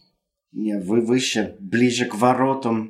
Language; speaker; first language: Russian; non-native, fluent; English